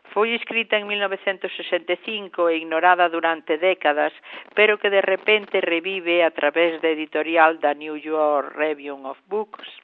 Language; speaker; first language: Galician; native; Galician